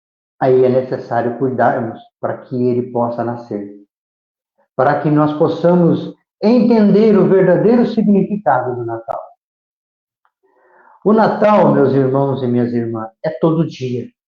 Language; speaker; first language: Portuguese; native; Portuguese